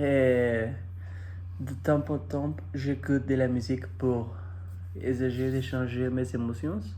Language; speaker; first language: French; non-native, fluent; Spanish